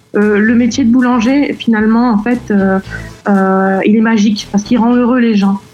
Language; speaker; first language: French; native; French